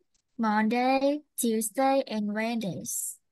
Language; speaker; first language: English; non-native, learner; Vietnamese